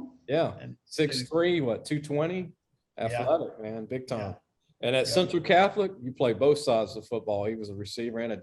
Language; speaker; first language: English; native; English